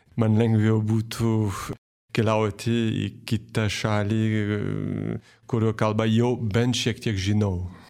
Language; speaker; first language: Lithuanian; non-native, fluent; French